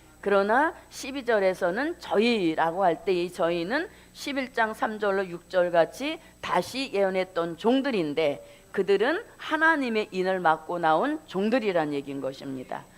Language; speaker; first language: Korean; native; Korean